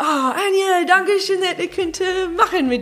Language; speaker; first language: German; non-native, learner; English